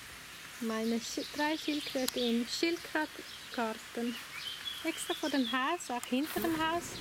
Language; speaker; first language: German; non-native, learner; Swedish